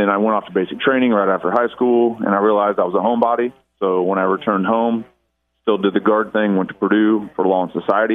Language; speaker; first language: English; native; English